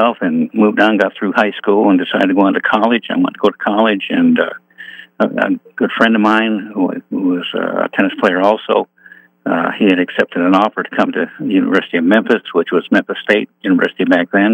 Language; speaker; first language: English; native; English